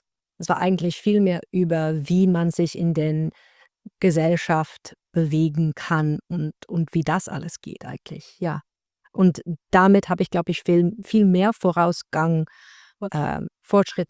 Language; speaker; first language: German; non-native, learner; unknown